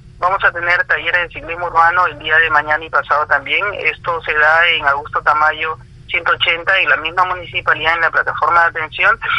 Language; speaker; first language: Spanish; native; Spanish